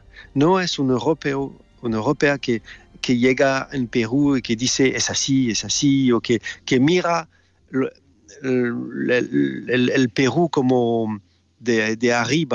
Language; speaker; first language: Spanish; non-native, fluent; French